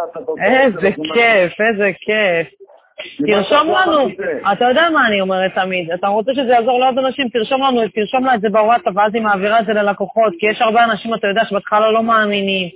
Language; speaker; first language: Hebrew; native; Hebrew